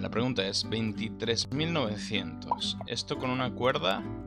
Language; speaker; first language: Spanish; native; Spanish